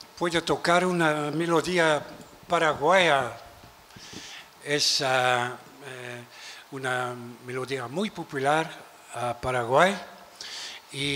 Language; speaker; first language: Spanish; non-native, learner; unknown